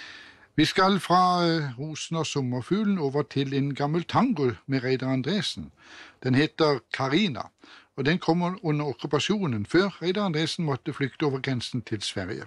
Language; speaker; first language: Norwegian; native; Norwegian